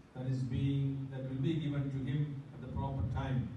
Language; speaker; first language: English; non-native, local second language; Malayalam